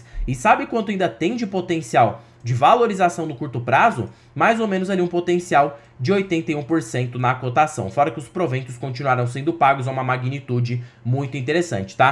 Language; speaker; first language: Portuguese; native; Portuguese